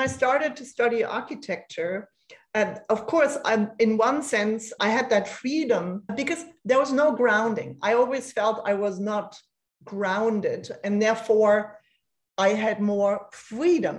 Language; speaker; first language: English; non-native, fluent; German